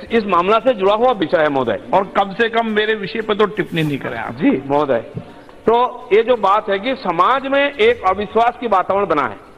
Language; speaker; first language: Hindi; non-native, local second language; Bangla